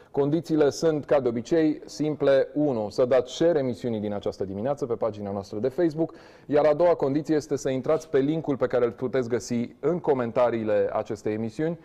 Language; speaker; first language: Romanian; native; Romanian